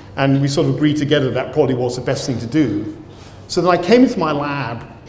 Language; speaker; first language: English; native; English